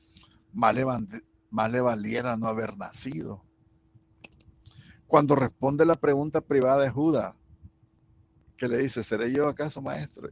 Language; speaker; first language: Spanish; native; Spanish